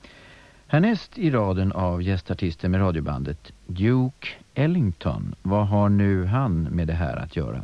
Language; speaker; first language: Swedish; native; Swedish